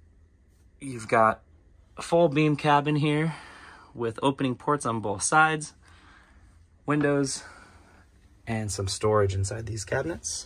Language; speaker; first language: English; native; English